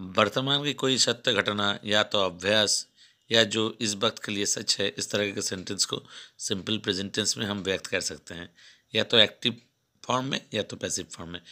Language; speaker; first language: Hindi; non-native, local second language; Bangla